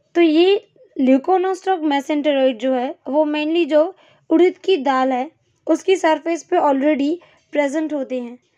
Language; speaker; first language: Hindi; non-native, local second language; Gujarati